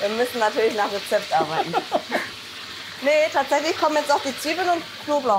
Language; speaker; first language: German; native; German